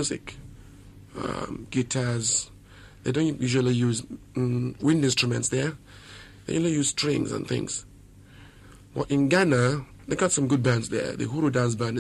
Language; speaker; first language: English; non-native, local second language; Yoruba